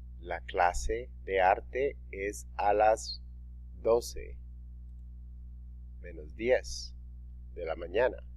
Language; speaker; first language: Spanish; non-native, fluent; English